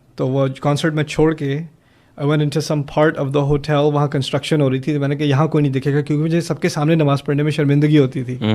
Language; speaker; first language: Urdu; early bilingual, heritage; German